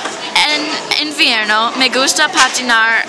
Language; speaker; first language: Spanish; non-native, learner; English